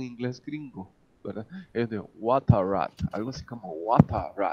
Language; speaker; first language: Spanish; native; Spanish